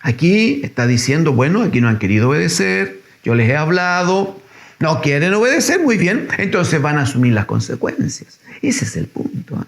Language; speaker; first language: Spanish; native; Spanish